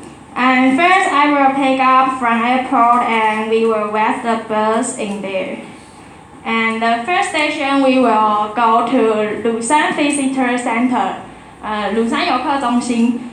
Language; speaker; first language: English; non-native, learner; Chinese